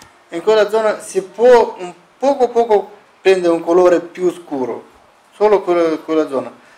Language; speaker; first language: Italian; non-native, learner; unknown